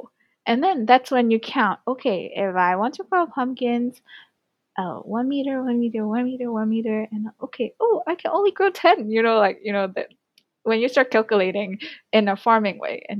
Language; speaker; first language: English; non-native, local second language; Cantonese